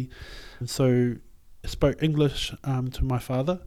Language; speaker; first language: English; native; English